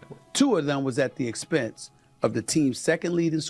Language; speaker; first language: English; native; English